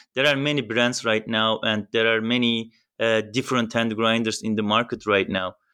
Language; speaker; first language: English; non-native, fluent; Turkish